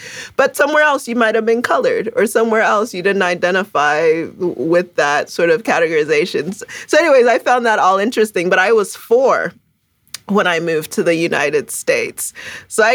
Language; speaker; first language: English; early bilingual, other home language; Akan